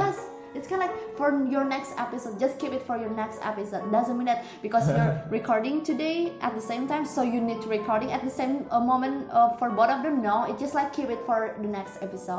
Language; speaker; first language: English; non-native, learner; Indonesian